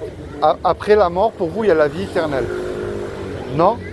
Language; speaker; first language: French; native; French